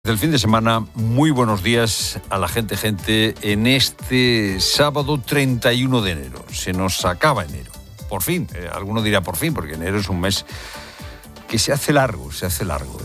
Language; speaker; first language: Spanish; native; Spanish